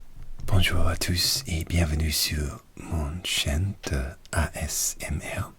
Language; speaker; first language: French; non-native, learner; English